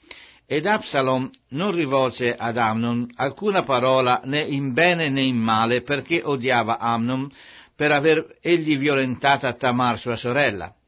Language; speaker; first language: Italian; native; Italian